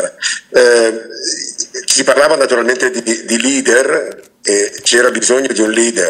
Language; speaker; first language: Italian; native; Italian